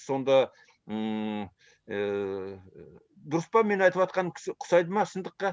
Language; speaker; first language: Kazakh; early bilingual, heritage; Kazakh